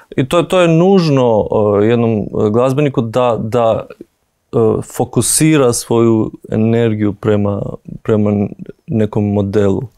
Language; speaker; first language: Croatian; non-native, fluent; Albanian